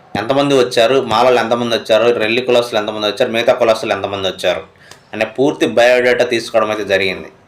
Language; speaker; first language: Telugu; native; Telugu